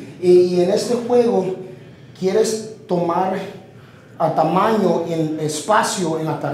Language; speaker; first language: Spanish; early bilingual, heritage; Spanish